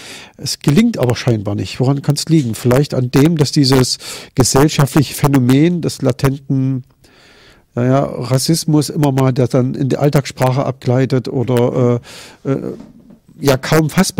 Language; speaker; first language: German; native; German